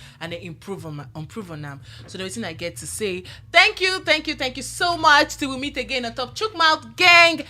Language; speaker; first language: Nigerian Pidgin; native; Nigerian Pidgin